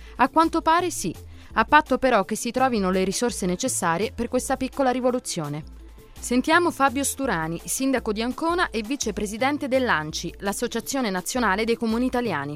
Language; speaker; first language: Italian; native; Italian